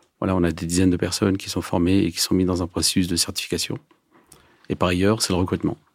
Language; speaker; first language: French; early bilingual, other home language; Turkish